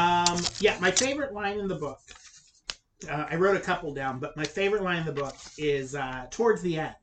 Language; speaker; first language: English; native; English